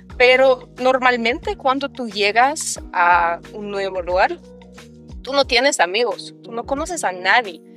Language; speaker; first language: Spanish; non-native, fluent; Russian